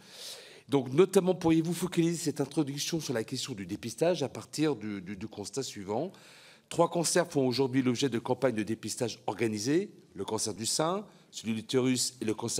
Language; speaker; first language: French; native; French